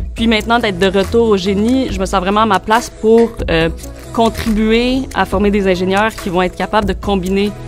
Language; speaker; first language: French; native; French